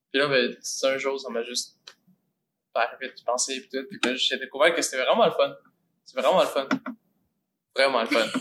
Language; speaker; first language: French; early bilingual, other home language; Spanish